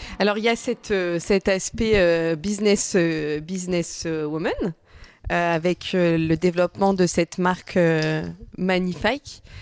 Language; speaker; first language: French; native; French